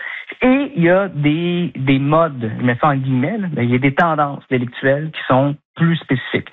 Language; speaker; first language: French; native; French